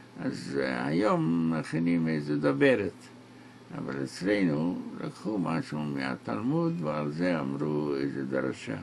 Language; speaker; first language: Hebrew; non-native, local second language; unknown